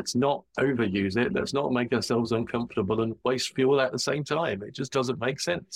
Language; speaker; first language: English; native; English